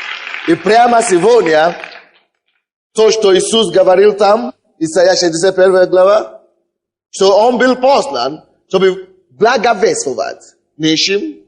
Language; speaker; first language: Russian; non-native, fluent; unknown